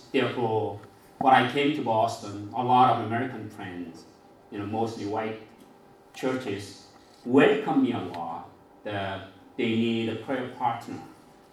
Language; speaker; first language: English; non-native, fluent; Korean